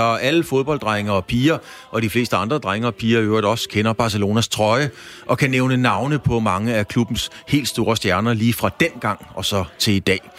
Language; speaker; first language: Danish; native; Danish